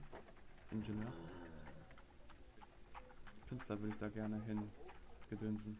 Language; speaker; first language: German; native; German